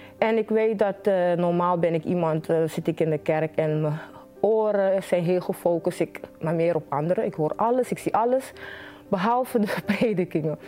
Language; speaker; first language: Dutch; native; Dutch